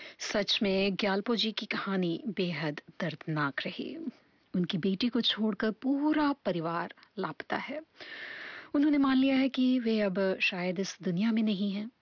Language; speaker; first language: Hindi; native; Hindi